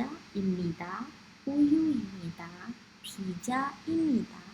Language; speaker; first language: Korean; non-native, fluent; Indonesian